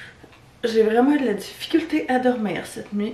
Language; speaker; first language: French; native; French